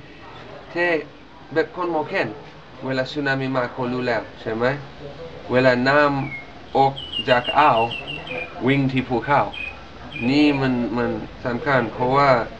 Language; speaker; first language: Thai; non-native, learner; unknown